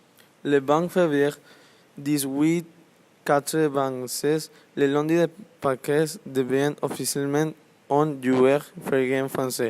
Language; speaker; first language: French; non-native, learner; Spanish